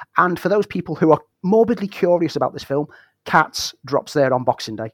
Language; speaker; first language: English; native; English